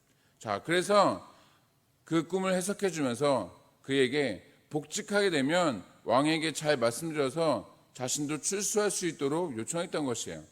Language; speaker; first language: Korean; native; Korean